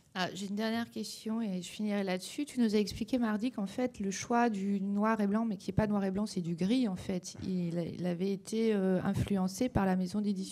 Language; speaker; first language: French; native; French